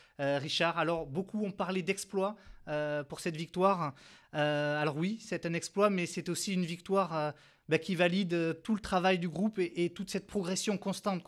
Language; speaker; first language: French; native; French